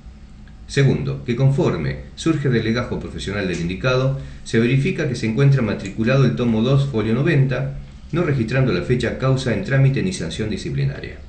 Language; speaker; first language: Spanish; native; Spanish